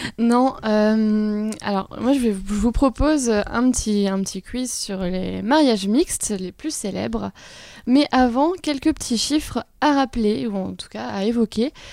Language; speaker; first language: French; native; French